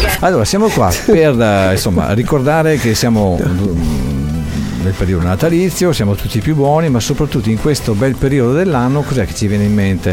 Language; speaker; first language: Italian; native; Italian